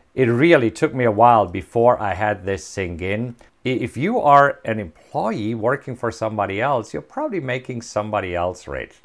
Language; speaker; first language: English; non-native, fluent; German